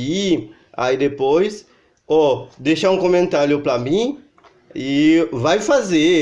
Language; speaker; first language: Portuguese; non-native, learner; Haitian Creole